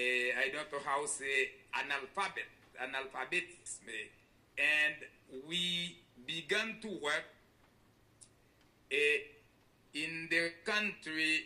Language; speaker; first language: English; non-native, learner; Haitian Creole